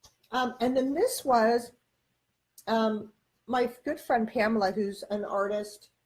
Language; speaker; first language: English; native; English